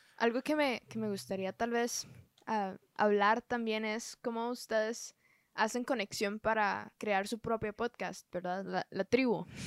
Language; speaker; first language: Spanish; native; Spanish